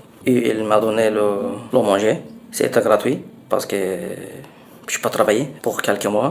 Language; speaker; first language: French; non-native, learner; Arabic